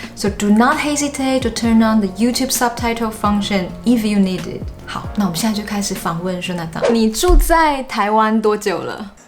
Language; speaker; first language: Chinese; native; Chinese